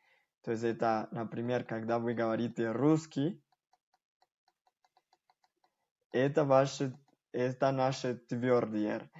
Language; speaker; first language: Russian; non-native, fluent; Spanish